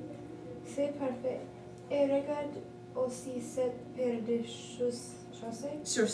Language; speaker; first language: French; non-native, learner; English